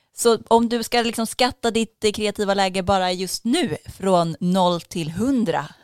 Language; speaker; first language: Swedish; native; Swedish